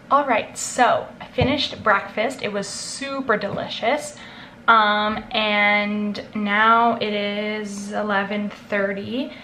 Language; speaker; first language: English; native; English